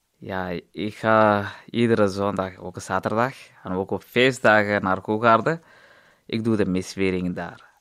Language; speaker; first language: Dutch; non-native, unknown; Tamil